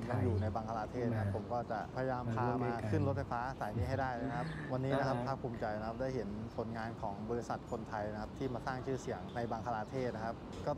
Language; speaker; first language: Thai; native; Thai